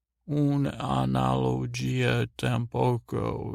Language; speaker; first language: Spanish; non-native, learner; English